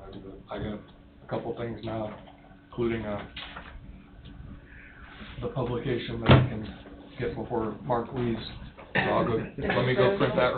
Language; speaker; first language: English; native; English